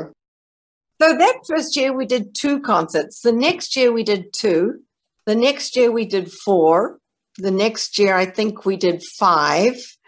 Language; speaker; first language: English; native; English